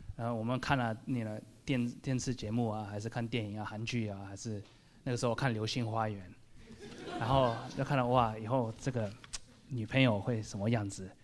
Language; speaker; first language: Chinese; early bilingual, heritage; Chinese